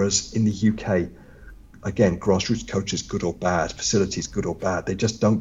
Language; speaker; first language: English; native; English